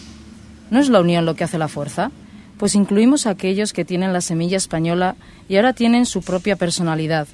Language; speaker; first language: Spanish; native; Spanish